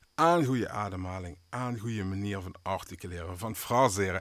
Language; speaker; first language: Dutch; native; Dutch